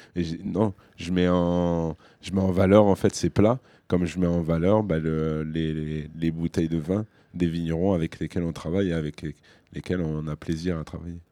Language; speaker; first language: French; native; French